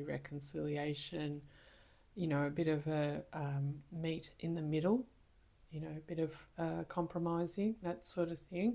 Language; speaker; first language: English; native; English